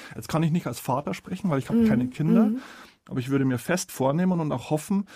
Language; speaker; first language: German; native; German